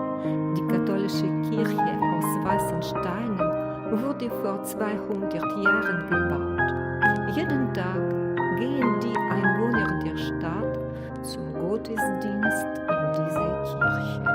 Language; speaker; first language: German; non-native, learner; Russian